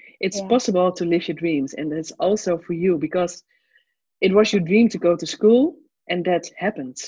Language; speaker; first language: English; non-native, fluent; Dutch